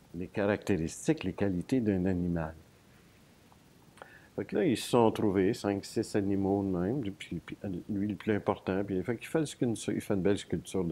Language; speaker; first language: French; native; French